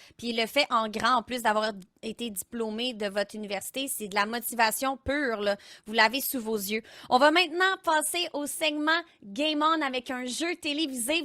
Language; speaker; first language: French; native; French